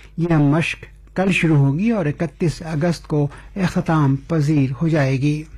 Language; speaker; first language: Urdu; native; Urdu